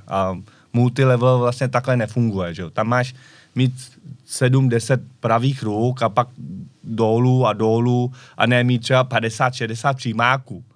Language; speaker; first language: Czech; early bilingual, other home language; Vietnamese